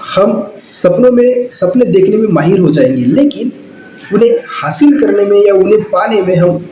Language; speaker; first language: Hindi; non-native, local second language; Marathi